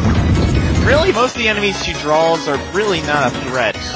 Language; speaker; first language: English; native; English